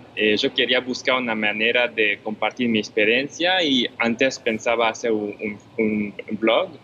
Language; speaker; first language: Spanish; non-native, fluent; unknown